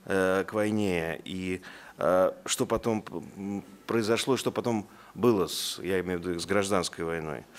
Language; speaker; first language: Russian; native; Russian